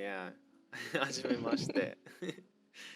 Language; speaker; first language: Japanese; non-native, learner; English